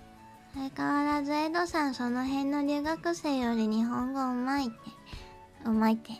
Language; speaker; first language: Japanese; native; Japanese